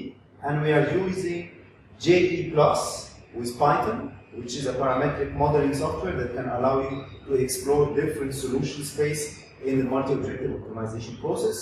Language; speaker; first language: English; non-native, learner; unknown